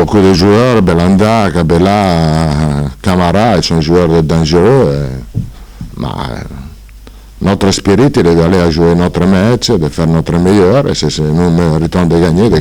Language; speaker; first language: French; non-native, fluent; Italian